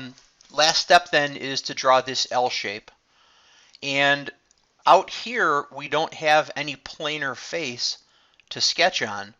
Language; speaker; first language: English; native; English